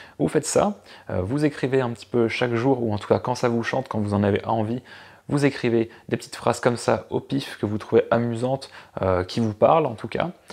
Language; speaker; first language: French; native; French